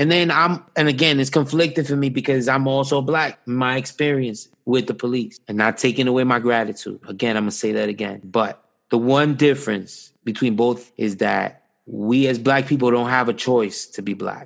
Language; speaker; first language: English; native; English